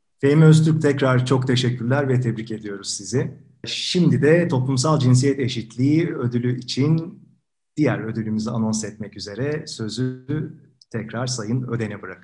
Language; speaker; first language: Turkish; native; Turkish